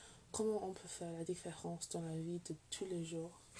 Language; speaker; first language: French; non-native, learner; English